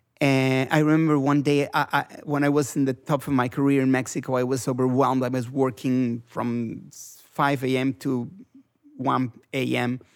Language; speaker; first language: English; non-native, fluent; Spanish